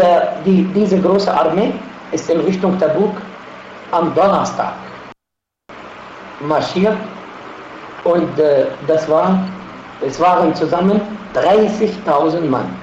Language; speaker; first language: German; non-native, fluent; Arabic